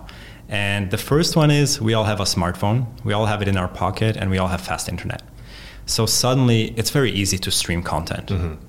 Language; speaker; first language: English; non-native, fluent; Polish